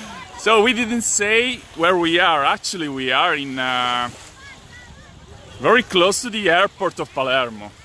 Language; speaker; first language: English; non-native, fluent; Italian